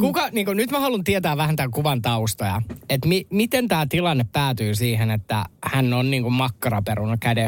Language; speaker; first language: Finnish; native; Finnish